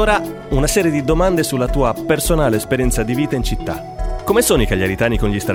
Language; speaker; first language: Italian; native; Italian